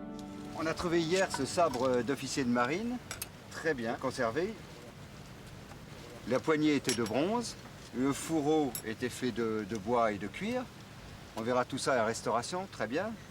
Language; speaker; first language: French; native; French